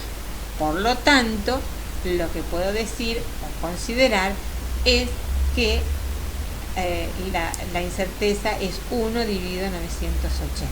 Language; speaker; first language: Spanish; native; Spanish